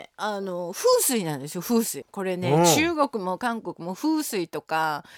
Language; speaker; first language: Japanese; non-native, fluent; Korean